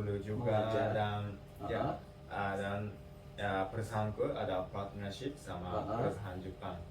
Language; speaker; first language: Indonesian; non-native, learner; Japanese